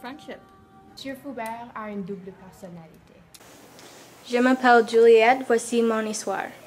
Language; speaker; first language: French; non-native, learner; English